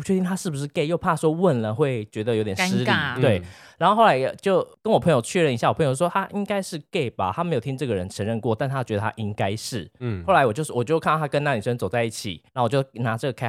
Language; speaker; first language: Chinese; native; Chinese